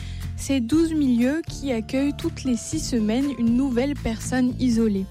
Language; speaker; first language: French; native; French